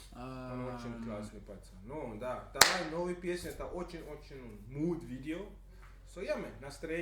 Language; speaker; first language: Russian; non-native, learner; English